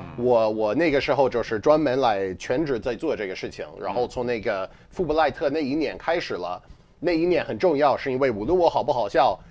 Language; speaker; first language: Chinese; non-native, fluent; English